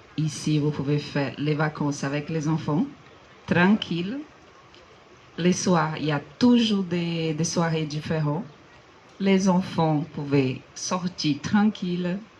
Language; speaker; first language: French; non-native, fluent; Portuguese